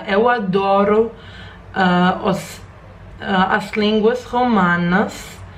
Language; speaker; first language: Portuguese; non-native, learner; Croatian